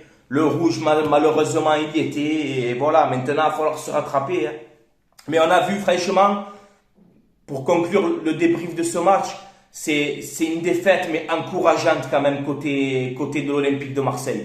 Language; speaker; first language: French; native; French